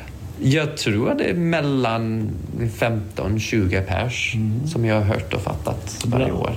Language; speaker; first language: Swedish; non-native, fluent; English